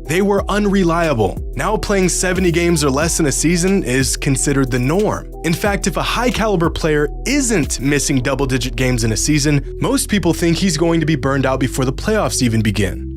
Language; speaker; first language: English; native; English